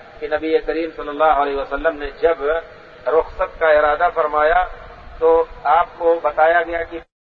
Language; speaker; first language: Urdu; native; Urdu